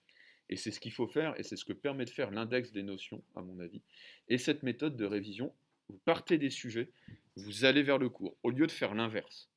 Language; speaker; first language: French; native; French